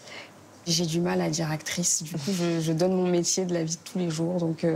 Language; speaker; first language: French; native; French